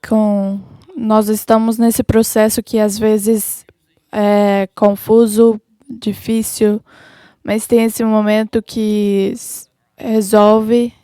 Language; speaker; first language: Portuguese; non-native, fluent; English